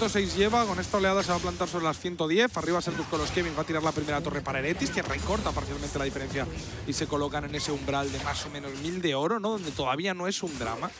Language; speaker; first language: Spanish; native; Spanish